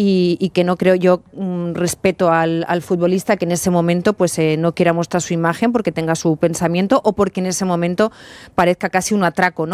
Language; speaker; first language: Spanish; native; Spanish